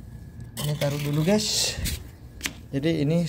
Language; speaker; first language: Indonesian; native; Indonesian